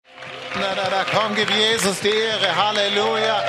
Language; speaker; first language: German; native; German